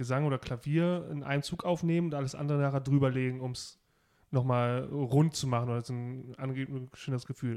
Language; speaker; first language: German; native; German